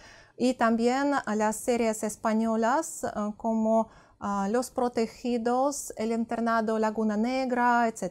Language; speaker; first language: Spanish; non-native, fluent; Russian